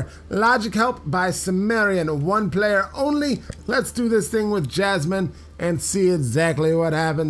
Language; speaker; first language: English; native; English